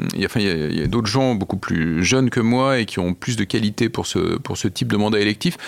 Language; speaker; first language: French; native; French